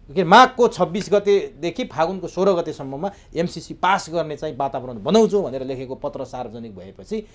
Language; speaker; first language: Nepali; native; Nepali